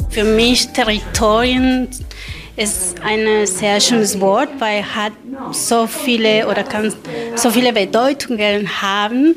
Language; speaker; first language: German; non-native, learner; Spanish